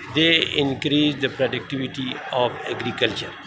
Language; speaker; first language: English; non-native, local second language; Pashto